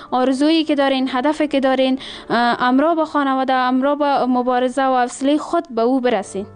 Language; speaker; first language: Persian; native; Persian